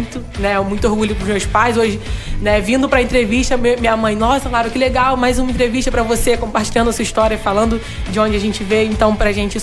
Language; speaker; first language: Portuguese; native; Portuguese